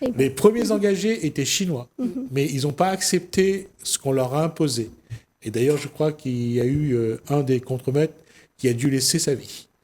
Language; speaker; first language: French; native; French